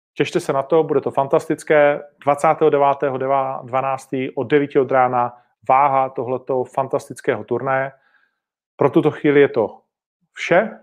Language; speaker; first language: Czech; native; Czech